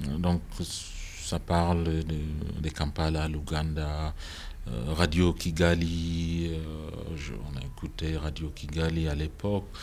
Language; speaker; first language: French; non-native, fluent; Acoli